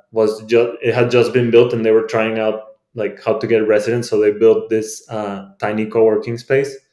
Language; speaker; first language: English; non-native, fluent; Spanish